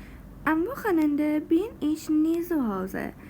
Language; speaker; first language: German; non-native, fluent; Persian